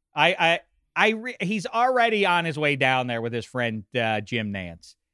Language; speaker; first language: English; native; English